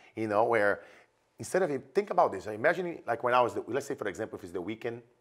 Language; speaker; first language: English; non-native, fluent; Portuguese